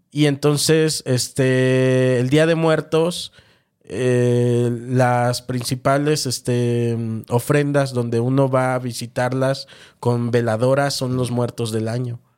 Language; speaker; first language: Spanish; native; Spanish